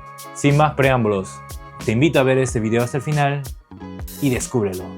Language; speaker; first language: Spanish; native; Spanish